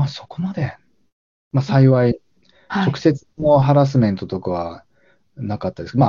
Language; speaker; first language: Japanese; native; Japanese